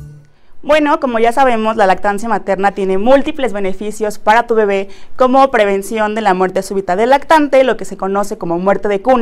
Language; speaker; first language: Spanish; native; Spanish